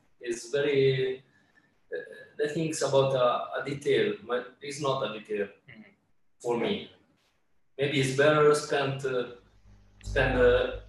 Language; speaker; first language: English; non-native, learner; Italian